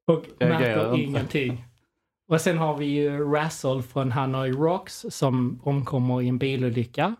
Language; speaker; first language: Swedish; native; Swedish